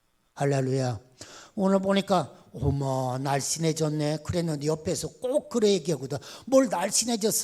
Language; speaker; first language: Korean; native; Korean